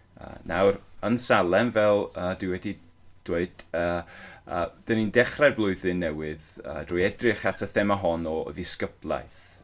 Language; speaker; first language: Welsh; non-native, local second language; English